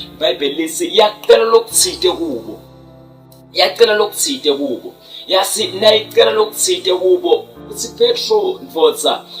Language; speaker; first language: Zulu; non-native, local second language; Swati